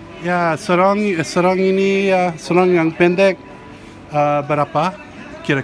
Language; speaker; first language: Indonesian; non-native, learner; English